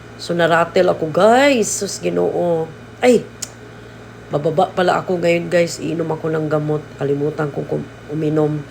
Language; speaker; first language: Filipino; non-native, local second language; Cebuano